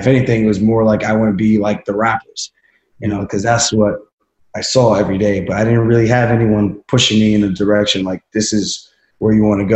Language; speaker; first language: English; native; English